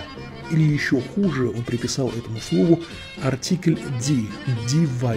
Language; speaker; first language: Russian; native; Russian